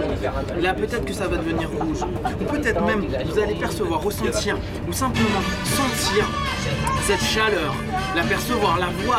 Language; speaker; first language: French; native; French